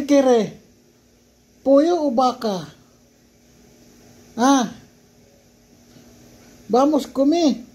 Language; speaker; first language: Spanish; non-native, learner; Filipino